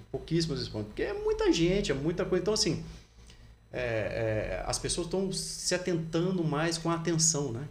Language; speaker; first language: Portuguese; native; Portuguese